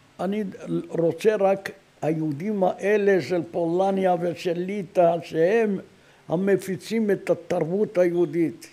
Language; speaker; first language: Hebrew; non-native, fluent; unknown